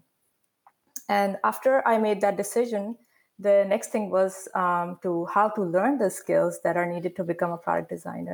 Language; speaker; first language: English; non-native, local second language; Urdu